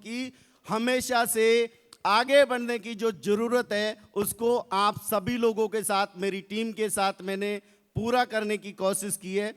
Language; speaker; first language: Hindi; native; Hindi